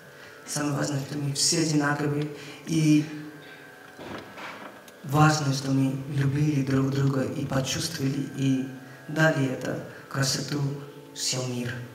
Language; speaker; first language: Russian; non-native, learner; Hindi